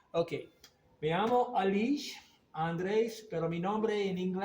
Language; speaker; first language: Spanish; non-native, learner; English